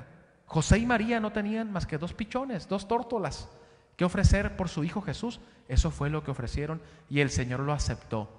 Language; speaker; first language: Spanish; native; Spanish